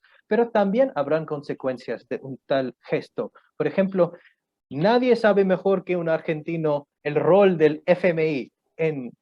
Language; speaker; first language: Spanish; non-native, fluent; Punjabi